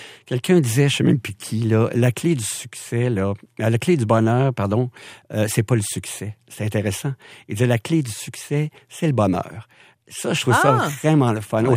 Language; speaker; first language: French; native; French